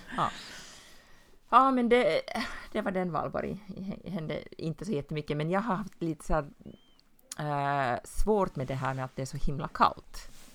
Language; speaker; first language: Swedish; native; Swedish